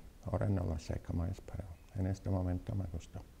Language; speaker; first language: Spanish; non-native, fluent; English